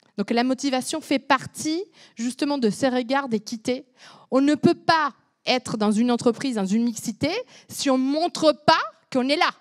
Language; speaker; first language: French; non-native, fluent; Spanish